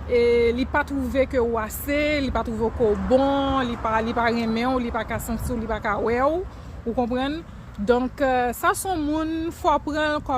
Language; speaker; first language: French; non-native, learner; Haitian Creole